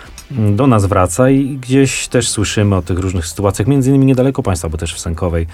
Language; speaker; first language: Polish; native; Polish